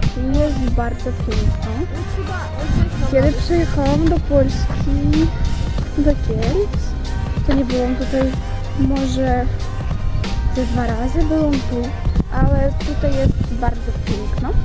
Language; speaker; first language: Polish; non-native, learner; Russian